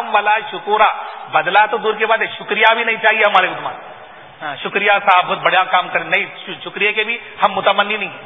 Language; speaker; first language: Urdu; native; Urdu